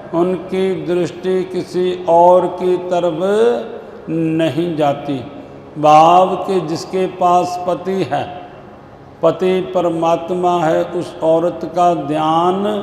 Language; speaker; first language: Hindi; non-native, local second language; Punjabi